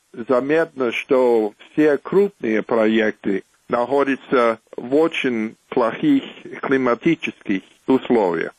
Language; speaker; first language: Russian; non-native, fluent; English